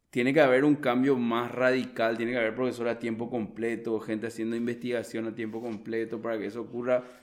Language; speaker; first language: Spanish; native; Spanish